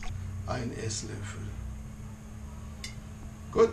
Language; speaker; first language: German; non-native, fluent; Italian